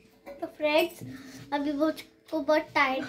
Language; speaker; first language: Hindi; native; Hindi